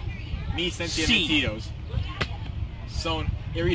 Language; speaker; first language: Spanish; non-native, learner; English